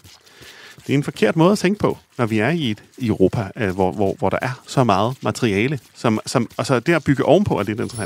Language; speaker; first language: Danish; native; Danish